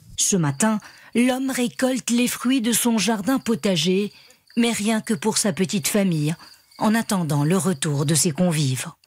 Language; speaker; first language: French; non-native, local second language; Arabic